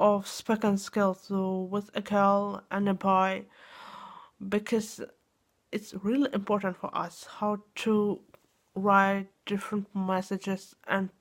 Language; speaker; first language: English; non-native, learner; Russian